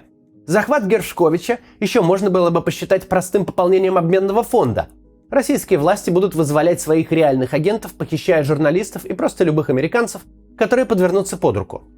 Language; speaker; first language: Russian; native; Russian